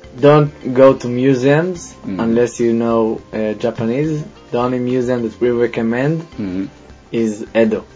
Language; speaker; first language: English; non-native, fluent; Hebrew